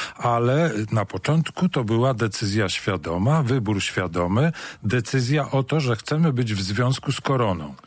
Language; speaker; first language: Polish; native; Polish